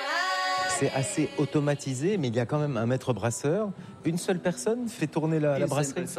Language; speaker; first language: French; native; French